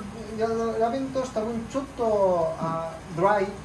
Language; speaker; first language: Spanish; non-native, learner; Japanese